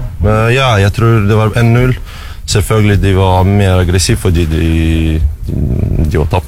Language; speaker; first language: Norwegian; non-native, learner; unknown